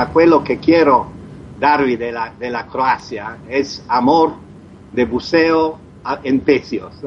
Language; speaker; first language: Spanish; non-native, learner; Croatian